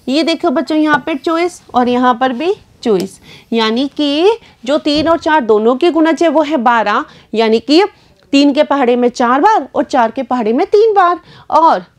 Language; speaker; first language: Hindi; native; Hindi